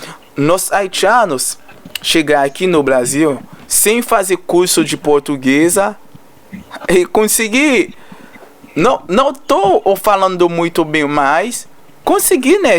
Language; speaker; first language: Portuguese; non-native, learner; Haitian Creole